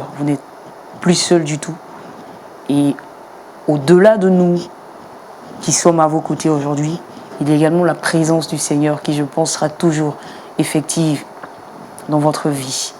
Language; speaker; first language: French; native; French